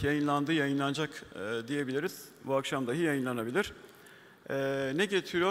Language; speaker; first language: Turkish; native; Turkish